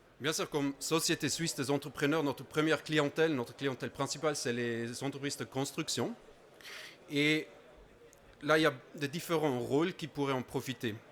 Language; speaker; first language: French; non-native, local second language; German